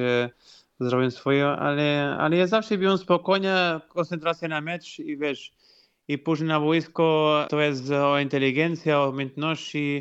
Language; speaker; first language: Polish; non-native, fluent; Portuguese